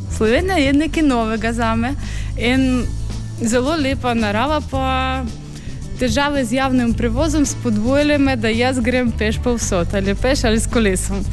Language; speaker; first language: Slovenian; non-native, fluent; Ukrainian